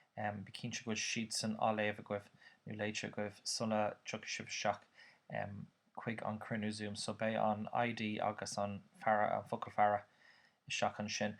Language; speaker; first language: Irish; native; Irish